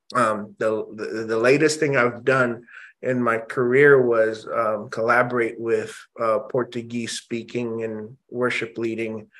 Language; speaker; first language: English; early bilingual, other home language; Indonesian